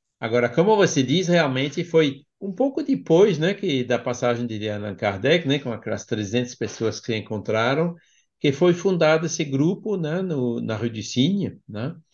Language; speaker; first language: Portuguese; non-native, fluent; French